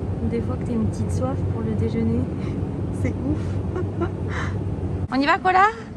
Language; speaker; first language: French; native; French